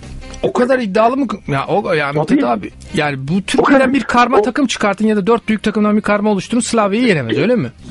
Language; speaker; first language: Turkish; native; Turkish